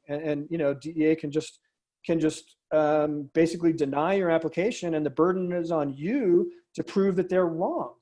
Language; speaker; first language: English; native; English